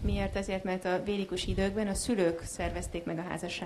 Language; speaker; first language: Hungarian; native; Hungarian